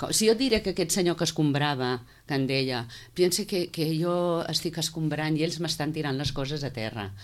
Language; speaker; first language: Catalan; native; Catalan